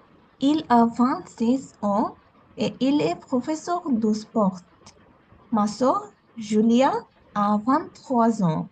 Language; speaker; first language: French; non-native, learner; Bangla